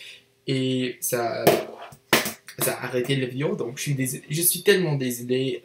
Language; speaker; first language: French; non-native, learner; English